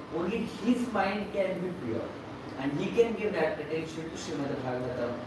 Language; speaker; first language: English; non-native, local second language; Hindi